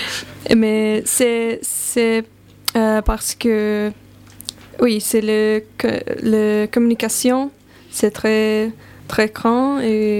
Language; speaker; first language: French; non-native, learner; Finnish